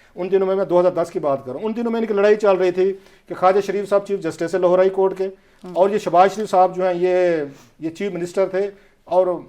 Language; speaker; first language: Urdu; non-native, local second language; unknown